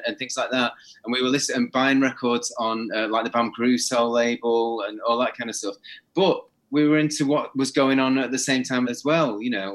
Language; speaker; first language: English; native; English